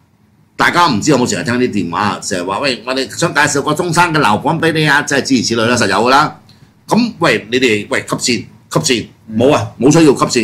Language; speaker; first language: Cantonese; native; Cantonese